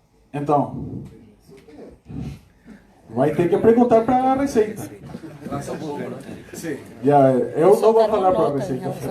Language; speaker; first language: Portuguese; non-native, fluent; Spanish